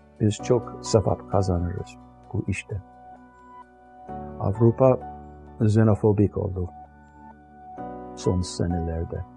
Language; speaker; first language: Turkish; non-native, fluent; English